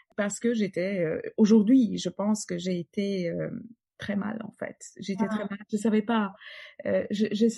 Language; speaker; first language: French; non-native, fluent; Polish